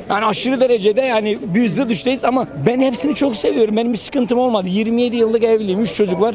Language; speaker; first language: Turkish; native; Turkish